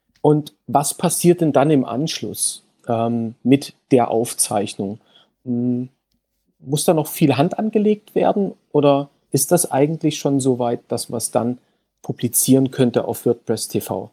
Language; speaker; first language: German; native; German